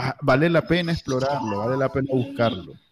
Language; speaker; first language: Spanish; native; Spanish